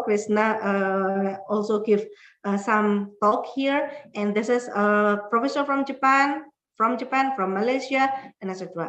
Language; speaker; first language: English; non-native, fluent; Indonesian